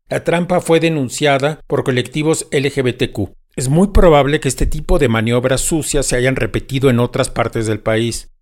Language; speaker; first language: Spanish; native; Spanish